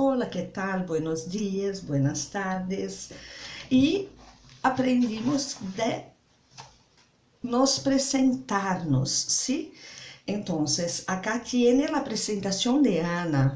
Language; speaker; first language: Spanish; non-native, learner; Portuguese